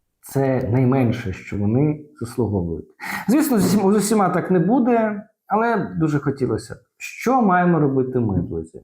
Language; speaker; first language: Ukrainian; native; Ukrainian